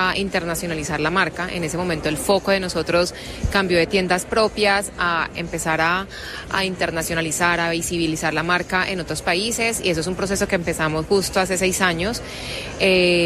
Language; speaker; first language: Spanish; native; Spanish